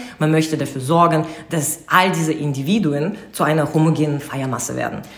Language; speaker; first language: German; non-native, fluent; Russian